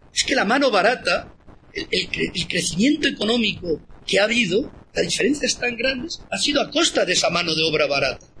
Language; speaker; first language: Spanish; native; Spanish